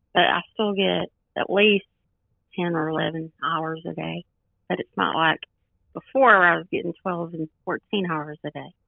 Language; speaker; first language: English; native; English